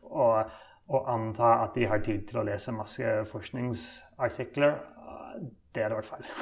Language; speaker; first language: Norwegian; non-native, fluent; English